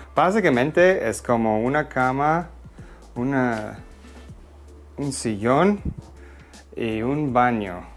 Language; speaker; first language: Spanish; non-native, fluent; English